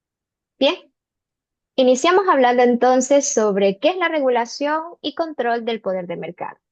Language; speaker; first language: Spanish; native; Spanish